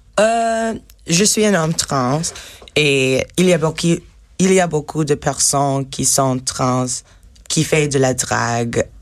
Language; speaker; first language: French; non-native, learner; English